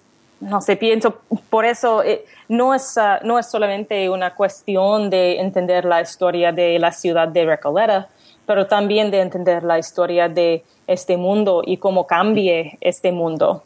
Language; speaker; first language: Spanish; non-native, learner; English